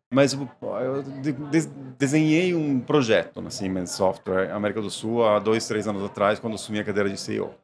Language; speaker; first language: Portuguese; non-native, fluent; Italian